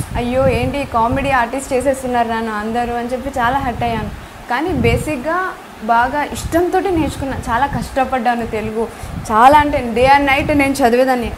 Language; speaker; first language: Telugu; non-native, fluent; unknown